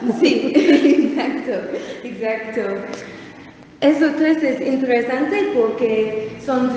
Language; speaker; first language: Spanish; non-native, learner; English